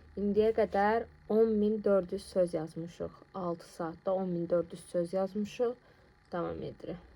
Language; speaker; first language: Azerbaijani; non-native, local second language; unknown